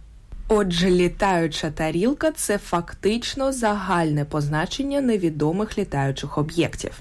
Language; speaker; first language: Ukrainian; native; Ukrainian